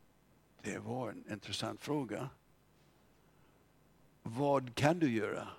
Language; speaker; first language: Swedish; non-native, fluent; English